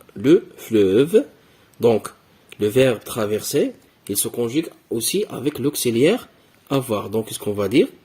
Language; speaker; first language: French; non-native, local second language; Arabic